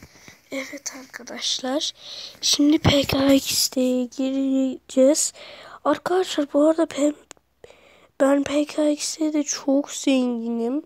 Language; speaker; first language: Turkish; native; Turkish